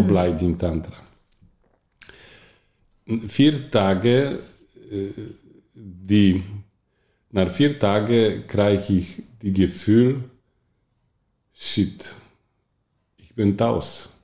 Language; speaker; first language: German; non-native, learner; Polish